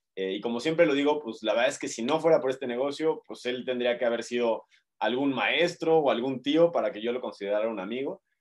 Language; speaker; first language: Spanish; native; Spanish